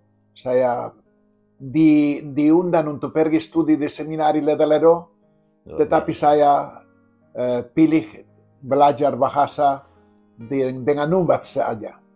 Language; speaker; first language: Indonesian; non-native, fluent; Spanish